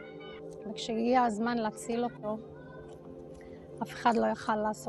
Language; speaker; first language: Hebrew; non-native, local second language; Arabic